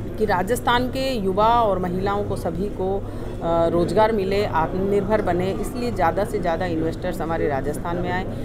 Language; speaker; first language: Hindi; native; Hindi